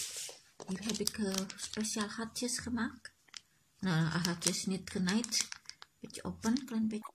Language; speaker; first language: Dutch; non-native, learner; Indonesian